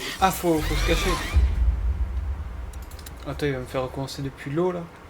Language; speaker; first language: French; native; French